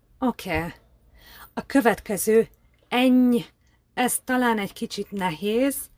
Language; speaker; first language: Hungarian; native; Hungarian